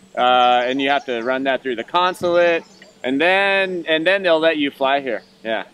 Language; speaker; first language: English; native; English